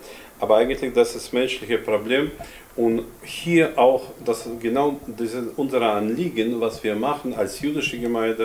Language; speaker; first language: German; non-native, fluent; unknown